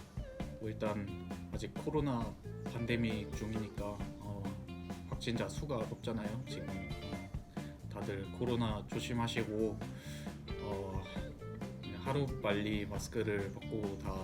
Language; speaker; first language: Korean; non-native, fluent; German